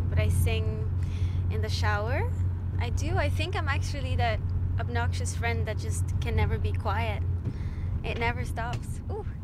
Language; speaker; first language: English; non-native, fluent; Norwegian